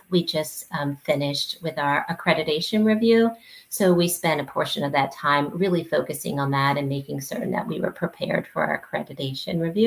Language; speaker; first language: English; native; English